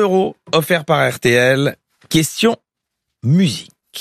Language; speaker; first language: French; native; French